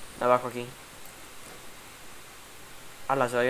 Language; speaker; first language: Spanish; native; Spanish